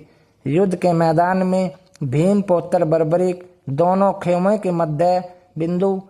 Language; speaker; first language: Hindi; native; Hindi